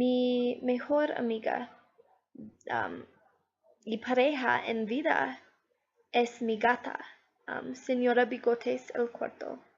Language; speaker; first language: Spanish; non-native, learner; English